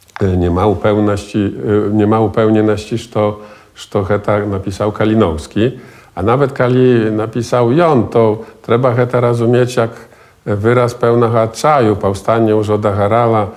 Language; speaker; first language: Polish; non-native, local second language; Belarusian